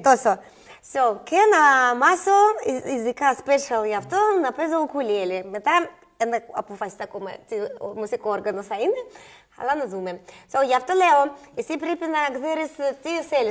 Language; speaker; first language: Greek; non-native, learner; Russian